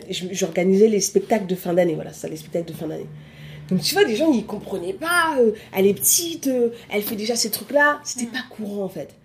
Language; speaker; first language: French; early bilingual, other home language; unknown